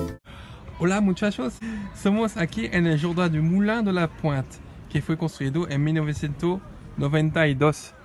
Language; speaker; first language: Spanish; non-native, fluent; French